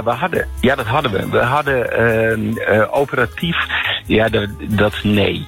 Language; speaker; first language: Dutch; native; Dutch